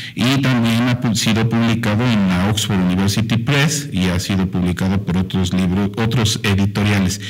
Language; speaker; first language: Spanish; native; Spanish